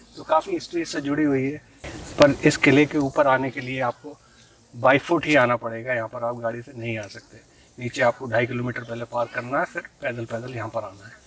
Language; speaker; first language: Hindi; native; Hindi